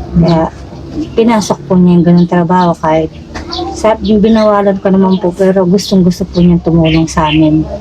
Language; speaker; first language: Filipino; non-native, local second language; Pampanga